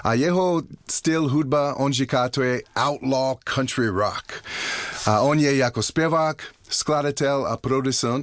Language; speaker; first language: Czech; non-native, learner; English